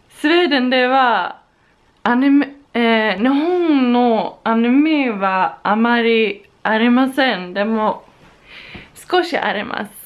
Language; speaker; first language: Japanese; non-native, learner; Swedish